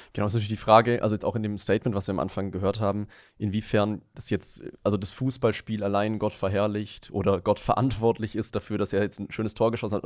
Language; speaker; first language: German; native; German